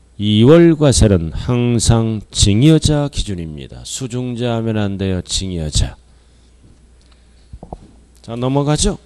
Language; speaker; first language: Korean; native; Korean